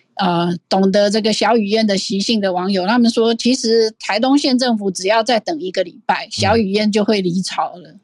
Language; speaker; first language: Chinese; non-native, local second language; Min Nan Chinese